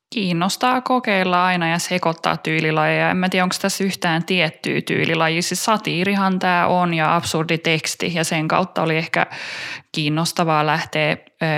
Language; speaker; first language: Finnish; early bilingual, heritage; Finnish